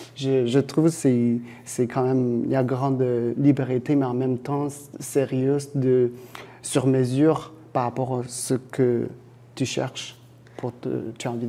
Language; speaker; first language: French; non-native, fluent; Chinese